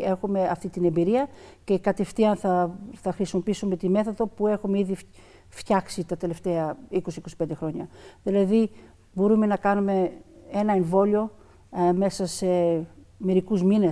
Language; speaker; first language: Greek; early bilingual, other home language; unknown